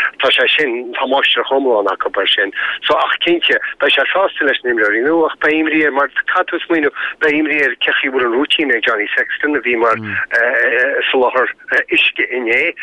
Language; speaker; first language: Irish; native; Irish